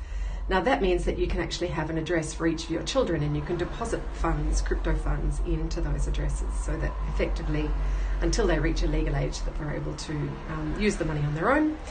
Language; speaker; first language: English; native; English